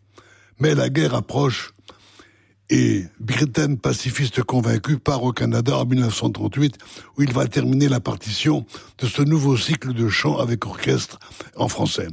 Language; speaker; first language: French; native; French